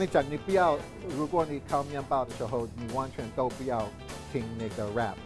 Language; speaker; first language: Chinese; non-native, fluent; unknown